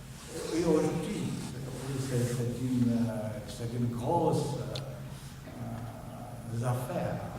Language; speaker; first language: French; non-native, fluent; Chinese